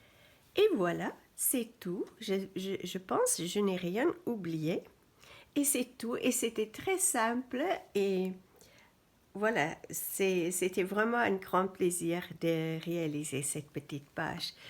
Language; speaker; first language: French; non-native, fluent; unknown